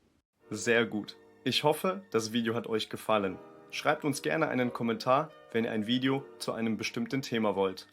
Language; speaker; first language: German; native; German